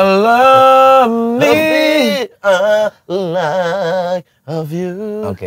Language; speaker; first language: English; non-native, learner; Indonesian